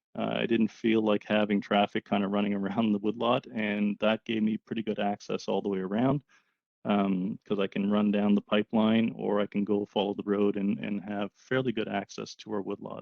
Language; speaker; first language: English; native; English